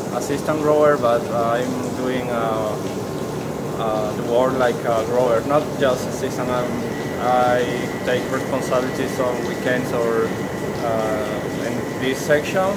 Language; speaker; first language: English; non-native, fluent; Portuguese